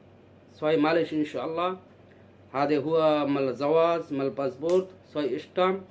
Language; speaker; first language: Arabic; non-native, learner; Bangla